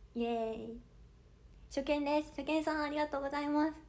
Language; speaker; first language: Japanese; native; Japanese